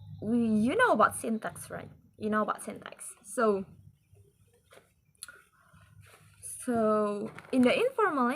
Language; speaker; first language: English; non-native, learner; Indonesian